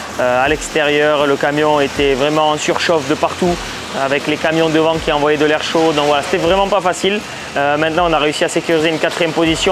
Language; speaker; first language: French; native; French